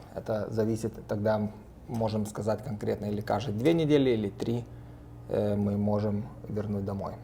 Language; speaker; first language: Russian; non-native, fluent; Lithuanian